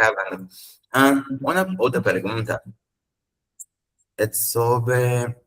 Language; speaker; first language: Spanish; non-native, learner; Portuguese